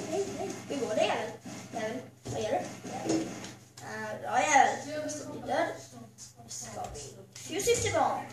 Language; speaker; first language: Swedish; early bilingual, other home language; Albanian